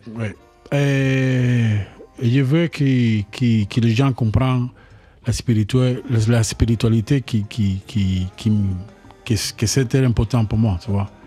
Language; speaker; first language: French; non-native, learner; Spanish